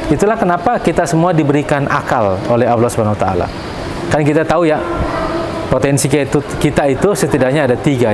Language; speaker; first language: Indonesian; native; Indonesian